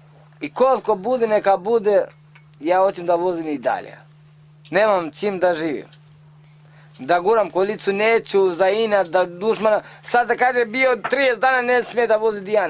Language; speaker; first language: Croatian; non-native, local second language; Romany